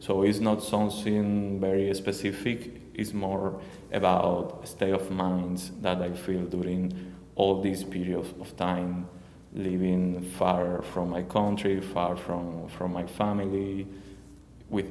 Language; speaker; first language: English; non-native, learner; Spanish